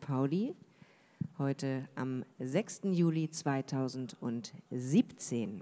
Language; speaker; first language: German; native; German